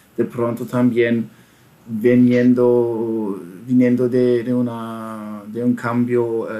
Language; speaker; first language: Spanish; non-native, fluent; German